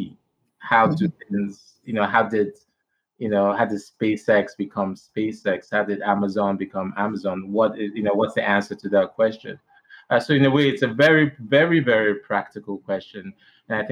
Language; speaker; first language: English; non-native, local second language; Igbo